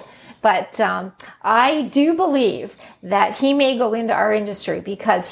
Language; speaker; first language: English; native; English